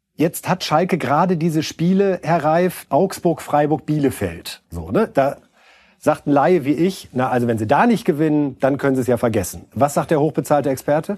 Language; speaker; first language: German; native; German